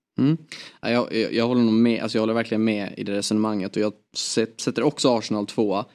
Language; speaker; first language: Swedish; native; Swedish